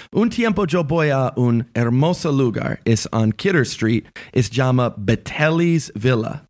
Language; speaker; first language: Spanish; non-native, learner; English